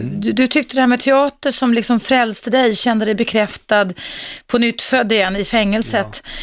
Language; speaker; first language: Swedish; native; Swedish